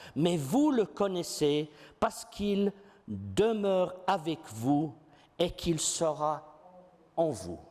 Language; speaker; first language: French; non-native, fluent; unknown